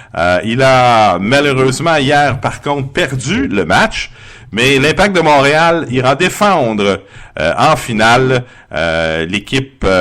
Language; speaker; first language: French; native; French